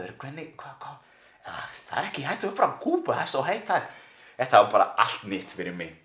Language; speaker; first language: Icelandic; non-native, learner; Spanish